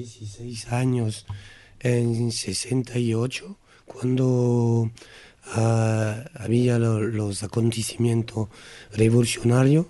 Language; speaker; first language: Spanish; non-native, learner; French